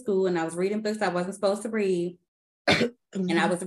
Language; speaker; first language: English; native; English